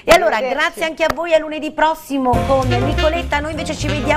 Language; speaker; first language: Italian; native; Italian